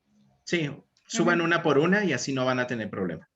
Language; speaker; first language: Spanish; native; Spanish